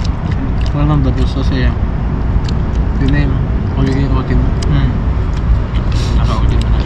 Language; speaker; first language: Filipino; native; Filipino